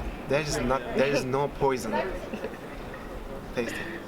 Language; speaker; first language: English; non-native, learner; Turkish